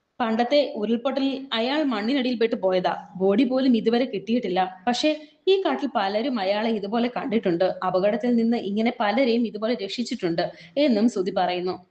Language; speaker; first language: Malayalam; native; Malayalam